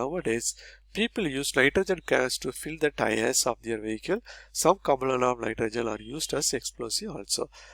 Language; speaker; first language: English; non-native, local second language; Tamil